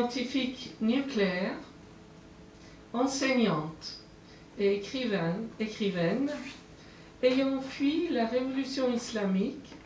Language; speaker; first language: French; non-native, fluent; Persian